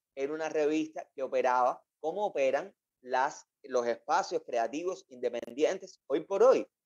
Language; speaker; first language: Spanish; native; Spanish